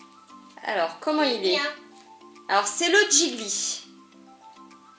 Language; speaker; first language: French; native; French